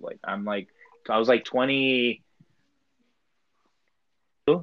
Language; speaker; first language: English; early bilingual, other home language; Spanish